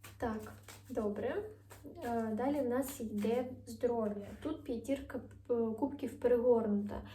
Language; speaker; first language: Ukrainian; non-native, local second language; Russian